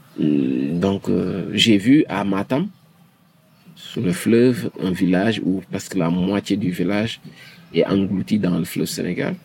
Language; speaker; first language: French; non-native, local second language; Wolof